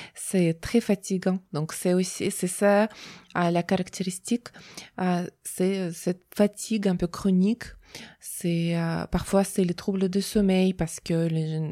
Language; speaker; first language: French; non-native, fluent; Russian